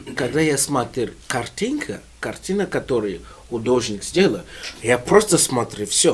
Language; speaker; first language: Russian; non-native, learner; English